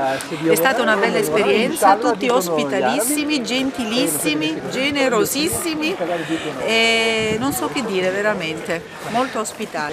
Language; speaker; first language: Italian; non-native, fluent; German